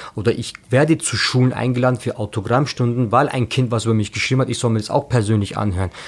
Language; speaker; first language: German; early bilingual, other home language; Turkish